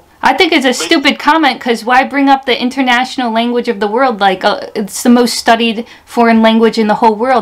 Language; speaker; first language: English; native; English